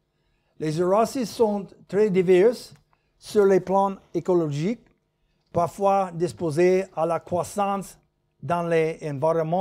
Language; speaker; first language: French; non-native, learner; English